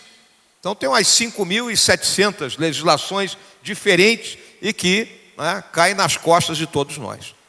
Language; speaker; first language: Portuguese; native; Portuguese